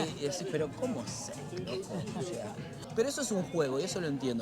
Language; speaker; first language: Spanish; native; Spanish